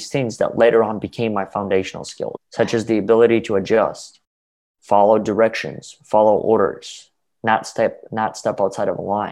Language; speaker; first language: English; early bilingual, other home language; Russian